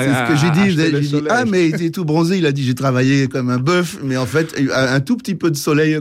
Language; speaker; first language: French; native; French